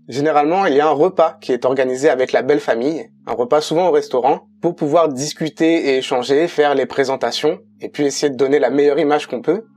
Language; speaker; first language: French; native; French